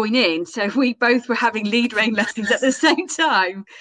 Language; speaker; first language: English; native; English